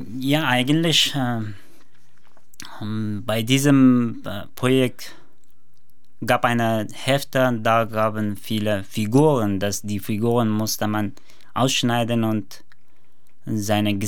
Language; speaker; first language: German; non-native, learner; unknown